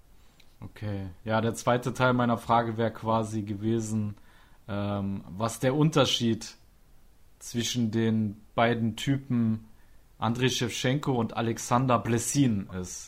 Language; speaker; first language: German; native; German